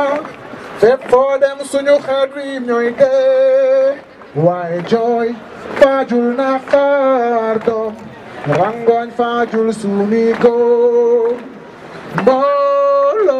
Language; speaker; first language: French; non-native, local second language; Wolof